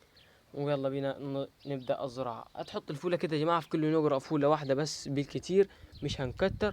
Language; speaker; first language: Arabic; native; Arabic